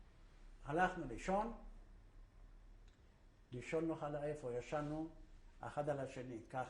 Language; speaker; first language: Hebrew; non-native, fluent; Polish